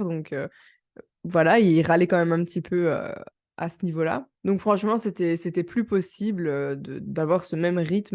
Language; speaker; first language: French; native; French